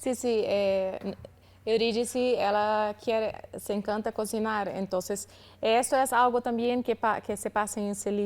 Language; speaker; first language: Spanish; non-native, learner; Portuguese